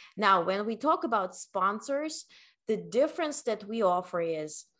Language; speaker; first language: English; non-native, fluent; Ukrainian